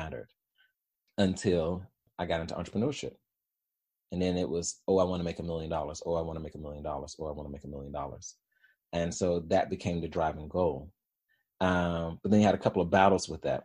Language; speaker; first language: English; native; English